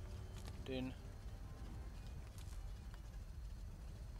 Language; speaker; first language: German; native; German